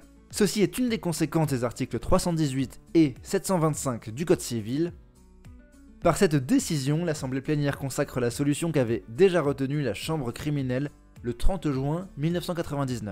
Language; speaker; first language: French; native; French